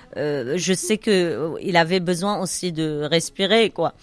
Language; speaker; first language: French; non-native, fluent; Arabic